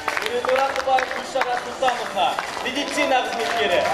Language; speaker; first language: Kazakh; native; Kazakh